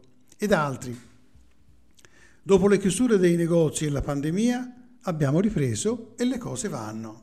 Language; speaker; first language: Italian; native; Italian